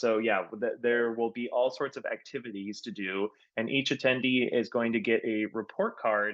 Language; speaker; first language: English; native; English